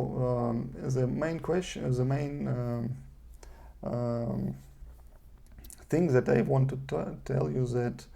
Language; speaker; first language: English; non-native, learner; Russian